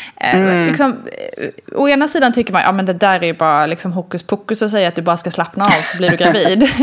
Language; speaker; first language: Swedish; native; Swedish